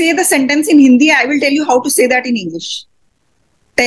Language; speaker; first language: English; non-native, local second language; Hindi